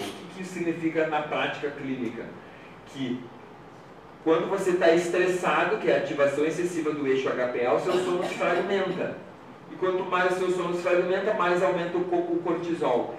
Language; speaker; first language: Portuguese; native; Portuguese